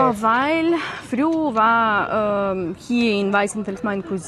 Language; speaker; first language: German; non-native, learner; Ukrainian